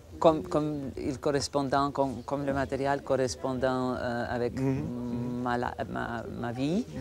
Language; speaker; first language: French; non-native, fluent; Croatian